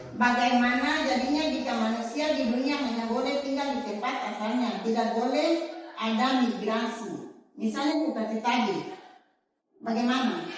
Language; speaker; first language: Indonesian; native; Indonesian